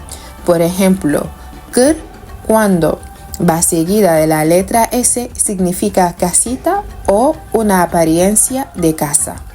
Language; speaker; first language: Spanish; non-native, fluent; Wolof